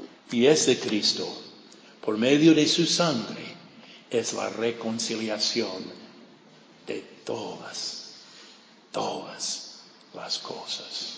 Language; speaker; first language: Spanish; non-native, fluent; English